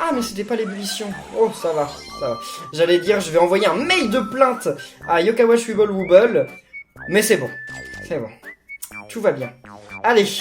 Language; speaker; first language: French; native; French